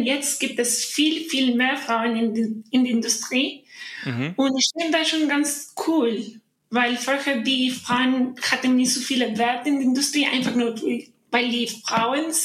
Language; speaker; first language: German; non-native, learner; Spanish